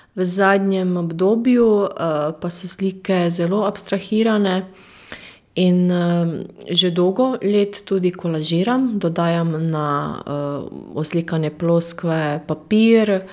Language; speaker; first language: Slovenian; non-native, fluent; Croatian